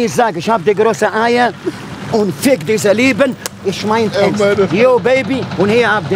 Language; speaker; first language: German; non-native, learner; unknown